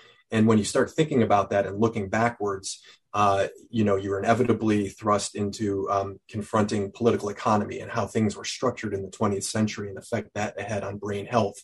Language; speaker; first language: English; native; English